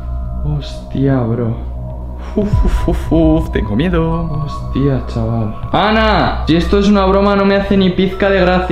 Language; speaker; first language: Spanish; native; Spanish